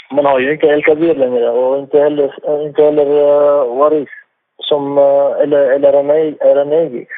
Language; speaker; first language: Swedish; non-native, fluent; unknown